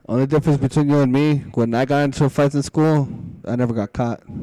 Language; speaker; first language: English; early bilingual, other home language; Spanish